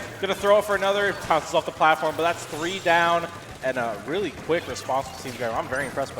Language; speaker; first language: English; native; English